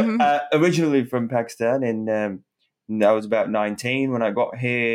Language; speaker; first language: English; non-native, local second language; Urdu